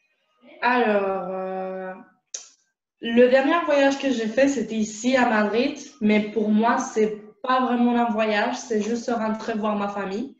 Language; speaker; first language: French; non-native, fluent; Spanish